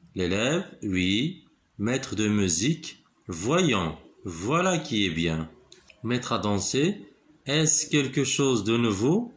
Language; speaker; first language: French; non-native, local second language; Arabic